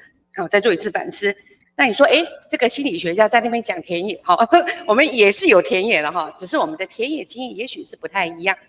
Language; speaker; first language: Chinese; native; Chinese